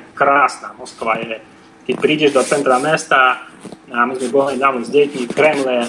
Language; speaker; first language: Slovak; non-native, fluent; Russian